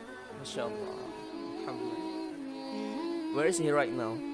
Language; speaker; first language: English; non-native, learner; Indonesian